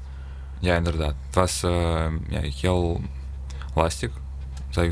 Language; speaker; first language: Dutch; non-native, learner; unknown